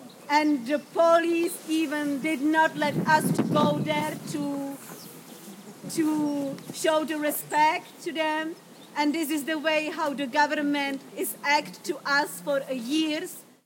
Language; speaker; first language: English; non-native, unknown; Czech